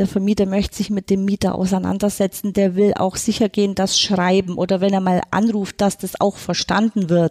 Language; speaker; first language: German; native; German